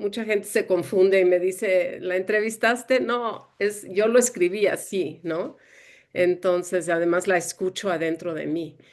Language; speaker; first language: Spanish; early bilingual, other home language; English